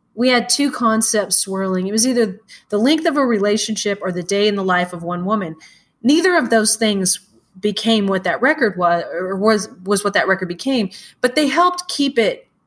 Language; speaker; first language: English; native; English